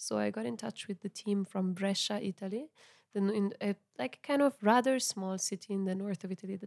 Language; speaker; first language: English; non-native, fluent; Italian